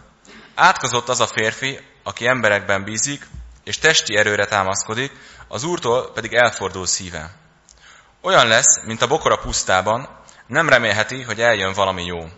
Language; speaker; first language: Hungarian; native; Hungarian